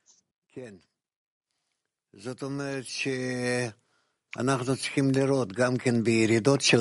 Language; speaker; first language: Hebrew; non-native, fluent; Russian